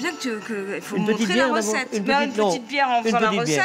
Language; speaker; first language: French; native; French